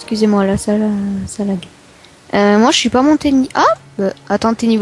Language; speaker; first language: French; native; French